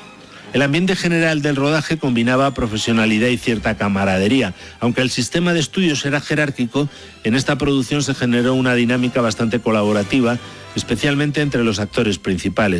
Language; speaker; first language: Spanish; native; Spanish